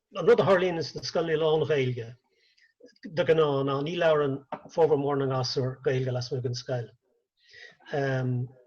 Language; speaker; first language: Irish; native; Irish